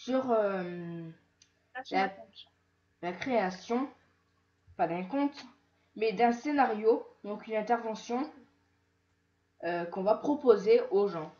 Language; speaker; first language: French; native; French